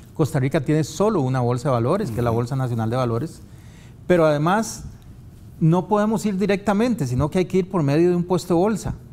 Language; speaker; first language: Spanish; native; Spanish